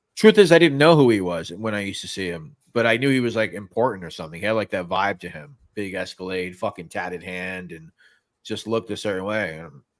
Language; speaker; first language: English; native; English